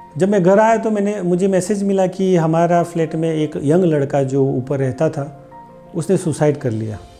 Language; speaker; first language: Hindi; non-native, local second language; Gujarati